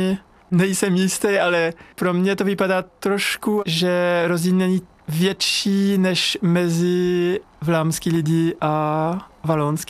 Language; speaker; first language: Czech; non-native, learner; French